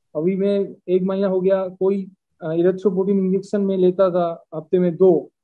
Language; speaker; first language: Hindi; non-native, local second language; Bangla